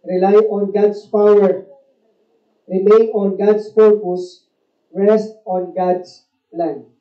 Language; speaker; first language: English; non-native, local second language; Filipino